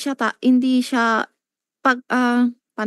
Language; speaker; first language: Filipino; non-native, learner; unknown